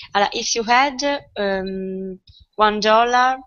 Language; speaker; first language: English; non-native, learner; Italian